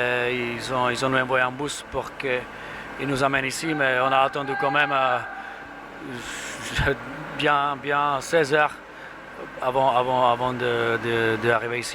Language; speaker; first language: French; non-native, fluent; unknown